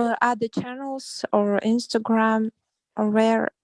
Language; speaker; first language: English; non-native, learner; Russian